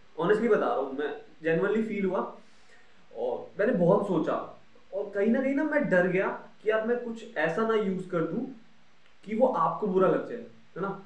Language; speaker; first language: Hindi; native; Hindi